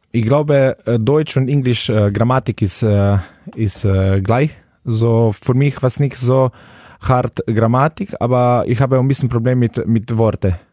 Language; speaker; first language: German; non-native, learner; Slovenian